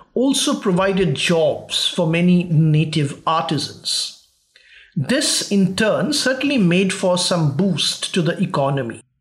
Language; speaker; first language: English; non-native, local second language; Bangla